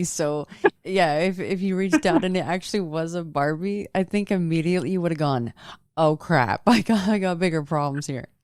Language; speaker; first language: English; native; English